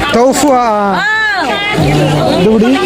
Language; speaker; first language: Chinese; non-native, learner; Malayalam